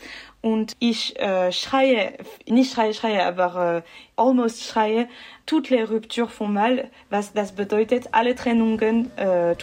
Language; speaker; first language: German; non-native, local second language; French